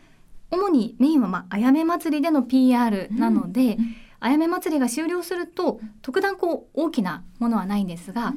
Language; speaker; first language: Japanese; native; Japanese